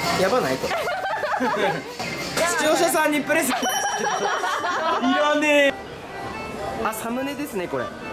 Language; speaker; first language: Japanese; native; Japanese